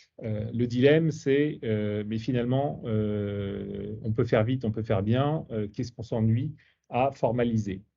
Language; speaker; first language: French; native; French